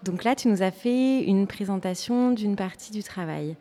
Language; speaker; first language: French; native; French